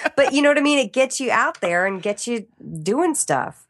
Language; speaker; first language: English; native; English